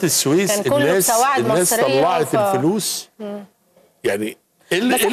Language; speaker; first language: Arabic; native; Arabic